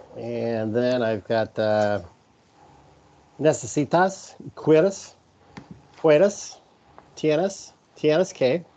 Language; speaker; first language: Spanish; non-native, learner; English